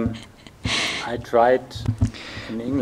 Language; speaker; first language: English; non-native, fluent; German